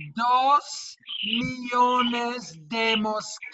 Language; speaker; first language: Spanish; non-native, fluent; English